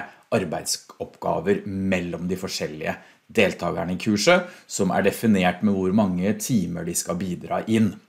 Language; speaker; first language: Norwegian; native; Norwegian